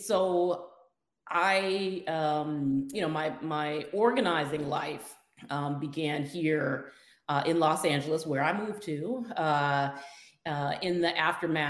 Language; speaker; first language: English; native; English